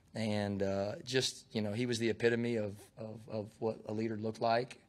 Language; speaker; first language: English; native; English